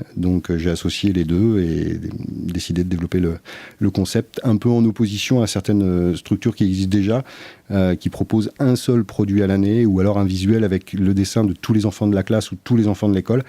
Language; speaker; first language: French; native; French